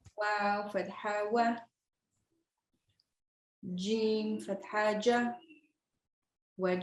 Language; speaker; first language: Arabic; non-native, learner; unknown